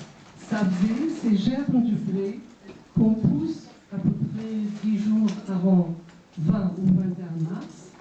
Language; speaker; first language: French; non-native, fluent; Persian